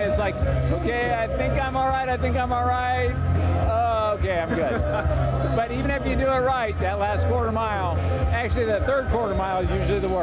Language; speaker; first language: English; native; English